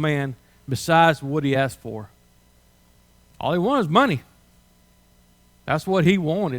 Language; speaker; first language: English; native; English